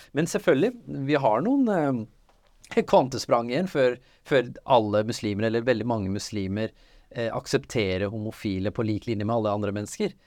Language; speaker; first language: Norwegian; early bilingual, other home language; Urdu